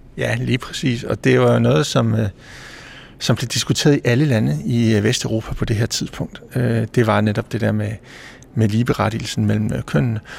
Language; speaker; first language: Danish; native; Danish